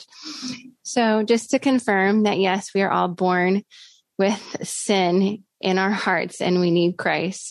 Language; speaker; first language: English; native; English